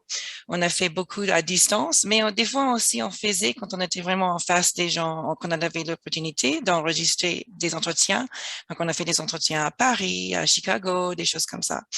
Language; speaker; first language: French; non-native, fluent; English